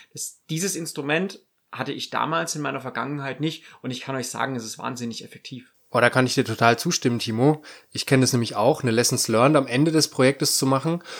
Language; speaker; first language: German; native; German